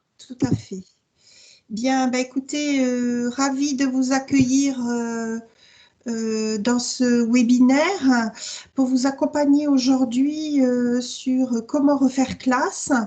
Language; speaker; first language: French; native; French